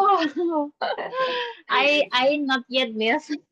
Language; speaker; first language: English; non-native, learner; Indonesian